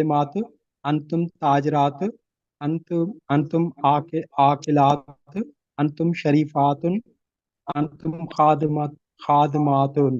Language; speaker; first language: Arabic; non-native, learner; Urdu